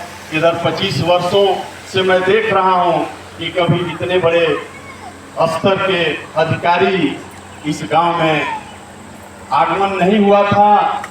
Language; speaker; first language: Hindi; native; Hindi